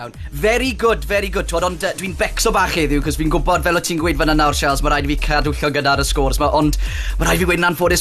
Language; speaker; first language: Welsh; native; Welsh